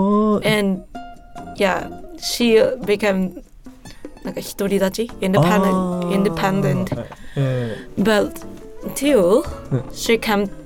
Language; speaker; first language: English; non-native, learner; Japanese